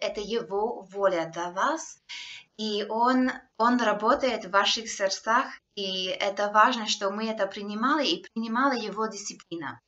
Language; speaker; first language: Russian; non-native, fluent; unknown